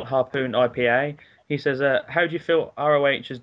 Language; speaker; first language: English; native; English